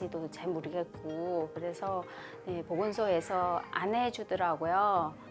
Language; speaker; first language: Korean; non-native, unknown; Vietnamese